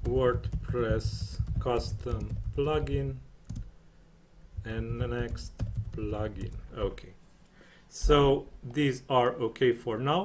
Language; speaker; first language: English; non-native, fluent; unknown